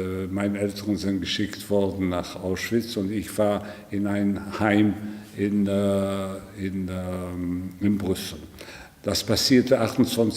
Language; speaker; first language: German; non-native, learner; French